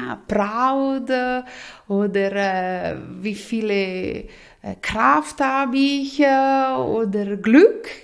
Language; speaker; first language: German; non-native, local second language; Italian